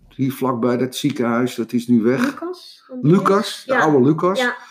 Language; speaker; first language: Dutch; native; Dutch